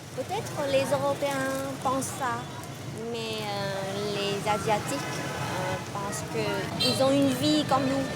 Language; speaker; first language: French; non-native, fluent; Vietnamese